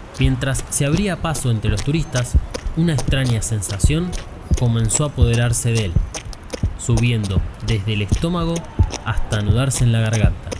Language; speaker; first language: Spanish; native; Spanish